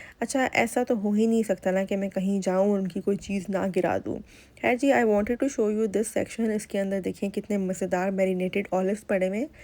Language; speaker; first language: Urdu; native; Urdu